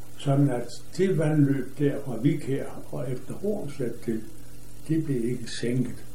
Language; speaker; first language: Danish; native; Danish